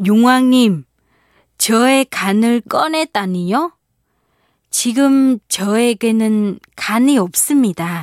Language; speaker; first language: Korean; non-native, fluent; Vietnamese